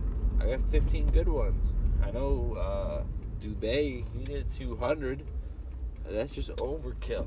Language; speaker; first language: English; native; English